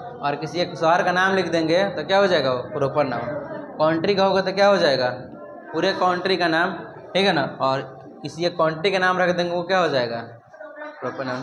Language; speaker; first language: Hindi; native; Hindi